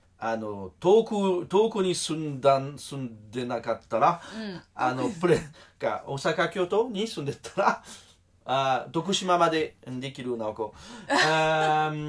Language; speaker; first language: Japanese; non-native, learner; French